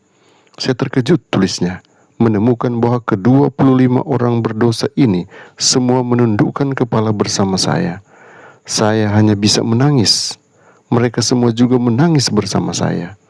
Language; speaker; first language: Indonesian; native; Indonesian